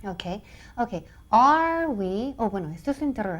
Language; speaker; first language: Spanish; non-native, fluent; English